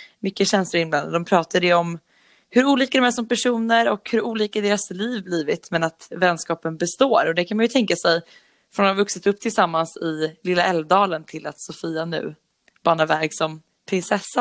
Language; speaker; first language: Swedish; native; Swedish